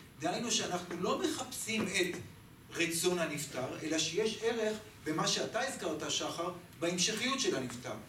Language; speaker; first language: Hebrew; native; Hebrew